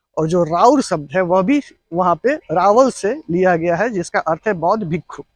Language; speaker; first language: Hindi; native; Hindi